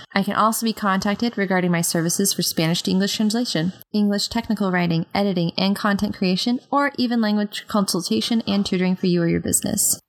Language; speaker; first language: English; native; English